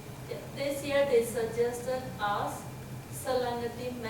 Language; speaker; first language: English; non-native, learner; Burmese